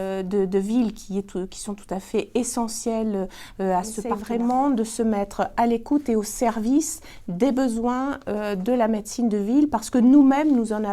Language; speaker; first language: French; native; French